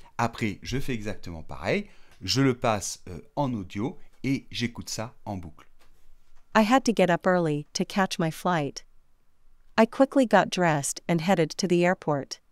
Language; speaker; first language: French; native; French